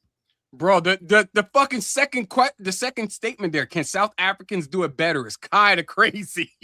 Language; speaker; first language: English; native; English